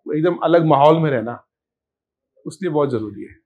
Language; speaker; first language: Hindi; native; Hindi